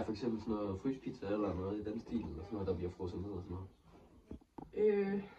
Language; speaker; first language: Danish; native; Danish